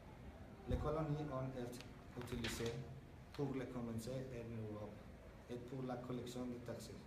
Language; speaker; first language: French; non-native, learner; Spanish